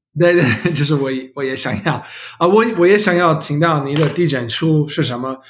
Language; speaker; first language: Chinese; non-native, learner; English